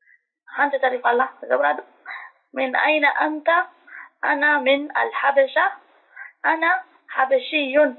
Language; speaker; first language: Arabic; non-native, learner; Tigrinya